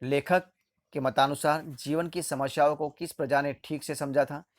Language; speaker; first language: Hindi; non-native, local second language; Gujarati